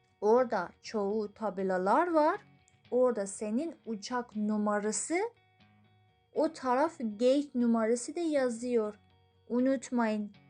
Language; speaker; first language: Turkish; non-native, fluent; Persian